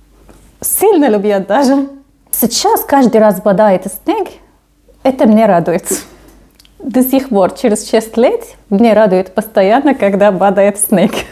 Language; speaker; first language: Russian; non-native, fluent; Arabic